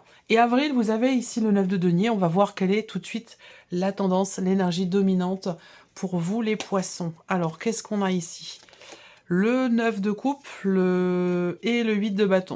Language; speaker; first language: French; native; French